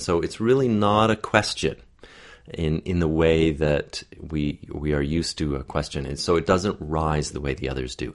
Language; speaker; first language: English; native; English